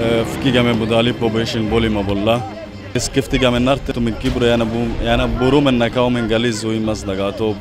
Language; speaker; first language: Greek; non-native, learner; Arabic